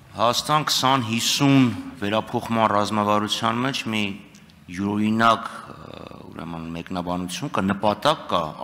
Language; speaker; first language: Armenian; native; Armenian